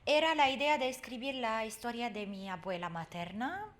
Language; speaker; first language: Spanish; non-native, fluent; Arabic